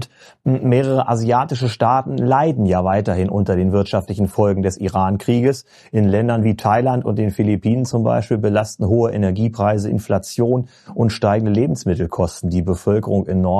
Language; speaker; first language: German; native; German